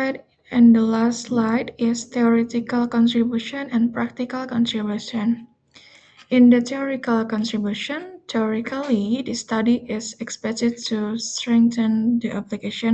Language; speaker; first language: English; non-native, learner; Indonesian